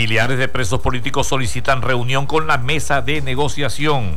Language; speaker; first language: Spanish; native; Spanish